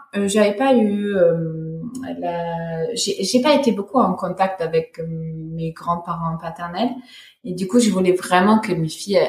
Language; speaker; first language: French; non-native, fluent; German